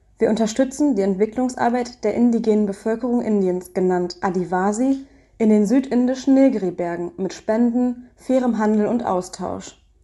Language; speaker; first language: German; native; German